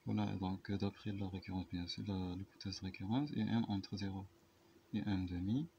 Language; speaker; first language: French; non-native, local second language; Arabic